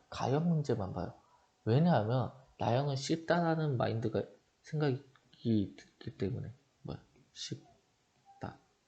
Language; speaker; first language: Korean; native; Korean